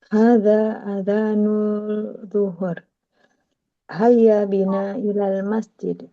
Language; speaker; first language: Arabic; non-native, learner; Indonesian